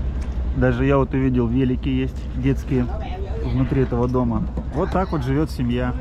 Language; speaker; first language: Russian; native; Russian